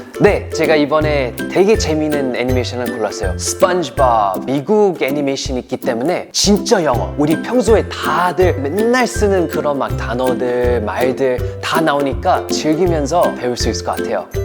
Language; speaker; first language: Korean; non-native, fluent; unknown